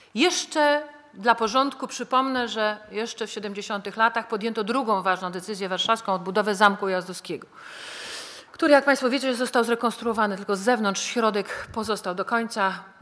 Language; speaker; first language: Polish; native; Polish